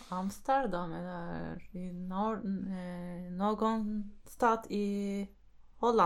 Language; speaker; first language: Swedish; non-native, fluent; Turkish